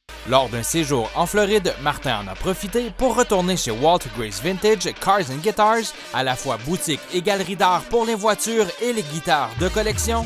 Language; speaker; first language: French; native; French